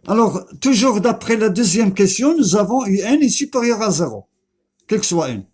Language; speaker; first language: French; non-native, local second language; Arabic